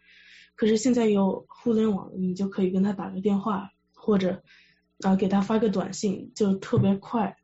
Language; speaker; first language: Chinese; early bilingual, heritage; Chinese